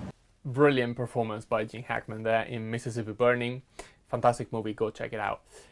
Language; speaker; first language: English; non-native, fluent; Italian